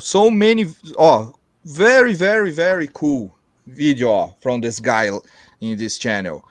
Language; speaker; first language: English; non-native, learner; Portuguese